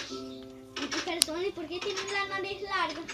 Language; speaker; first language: Spanish; native; Spanish